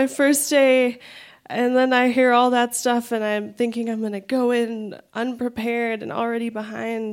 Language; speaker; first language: English; native; English